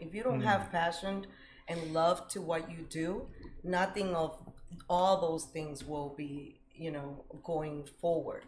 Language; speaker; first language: English; early bilingual, other home language; Spanish